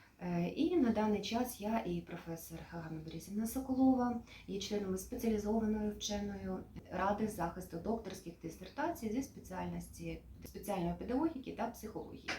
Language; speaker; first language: Ukrainian; native; Ukrainian